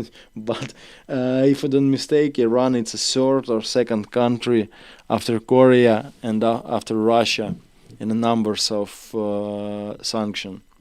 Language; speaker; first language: English; non-native, learner; Ukrainian